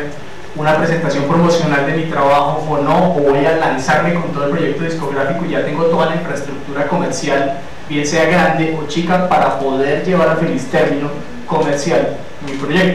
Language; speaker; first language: Spanish; native; Spanish